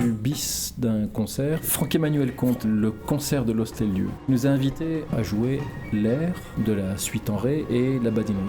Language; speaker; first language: French; native; French